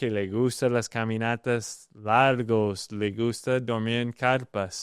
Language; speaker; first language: Spanish; non-native, learner; English